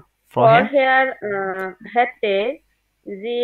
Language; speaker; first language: German; non-native, learner; Bangla